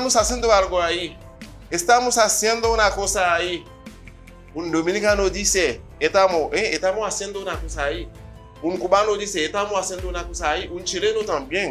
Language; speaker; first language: Spanish; non-native, fluent; Haitian Creole